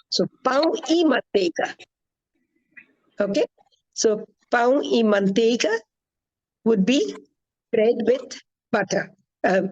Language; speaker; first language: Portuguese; non-native, fluent; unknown